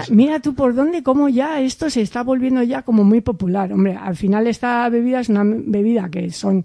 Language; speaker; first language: Spanish; native; Spanish